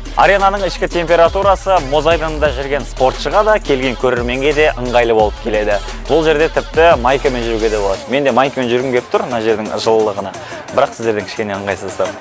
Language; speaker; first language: Kazakh; native; Kazakh